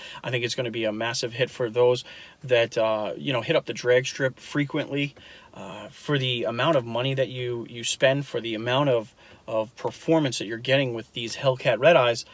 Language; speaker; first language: English; native; English